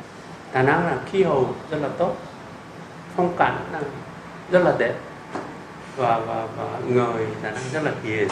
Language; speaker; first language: Vietnamese; non-native, fluent; Korean